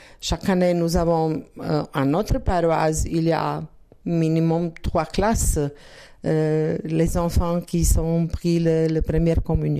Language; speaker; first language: French; non-native, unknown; Croatian